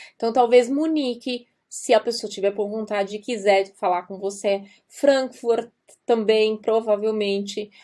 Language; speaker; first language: Portuguese; native; Portuguese